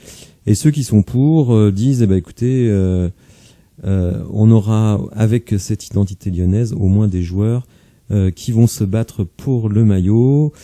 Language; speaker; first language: French; native; French